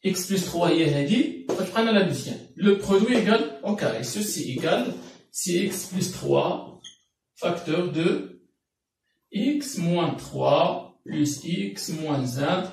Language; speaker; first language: French; non-native, local second language; Arabic